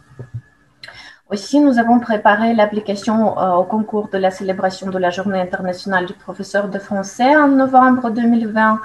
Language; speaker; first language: French; non-native, fluent; Russian